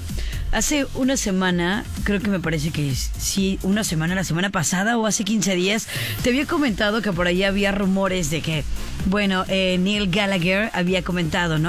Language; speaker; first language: Spanish; native; Spanish